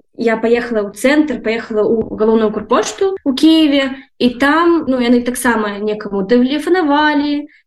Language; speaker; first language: Belarusian; native; Belarusian